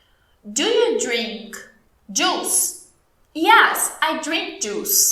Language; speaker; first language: English; non-native, fluent; Portuguese